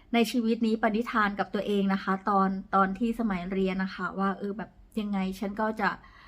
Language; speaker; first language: Thai; native; Thai